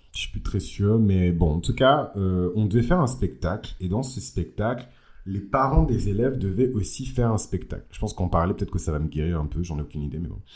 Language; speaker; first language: French; early bilingual, other home language; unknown